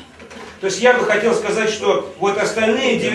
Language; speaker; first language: Russian; native; Russian